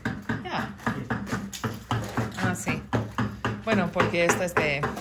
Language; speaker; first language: Spanish; non-native, learner; English